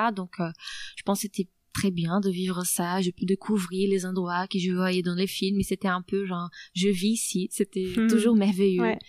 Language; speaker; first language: French; non-native, fluent; Portuguese